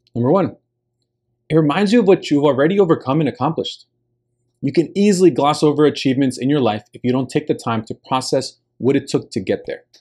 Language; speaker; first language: English; early bilingual, other home language; Spanish